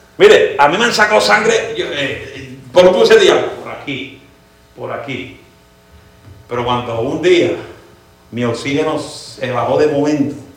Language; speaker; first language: Spanish; early bilingual, heritage; Spanish